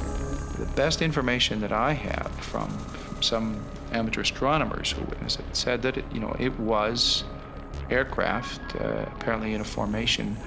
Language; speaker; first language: English; native; English